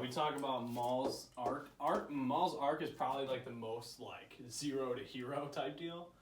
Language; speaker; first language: English; native; English